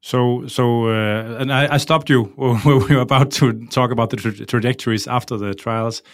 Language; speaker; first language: English; non-native, fluent; Danish